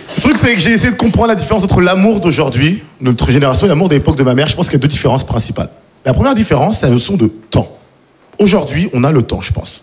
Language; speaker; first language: French; native; French